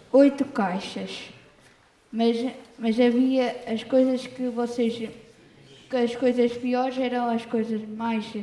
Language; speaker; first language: Portuguese; early bilingual, other home language; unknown